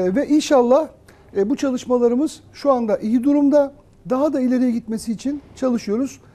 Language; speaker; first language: Turkish; non-native, fluent; Arabic